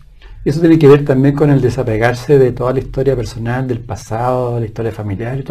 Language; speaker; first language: Spanish; native; Spanish